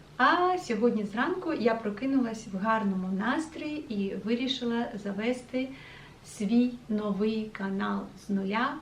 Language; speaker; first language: Ukrainian; non-native, local second language; Russian